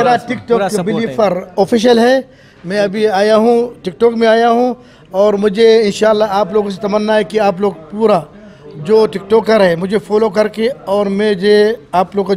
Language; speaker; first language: Hindi; non-native, fluent; Arabic